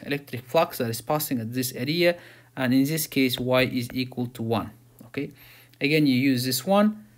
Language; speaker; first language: English; non-native, fluent; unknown